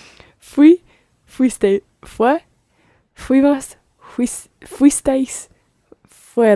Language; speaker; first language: Spanish; non-native, learner; English